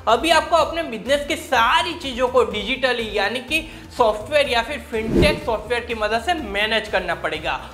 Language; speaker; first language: Hindi; non-native, local second language; Gujarati